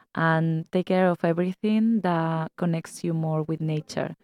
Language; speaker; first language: English; non-native, fluent; Spanish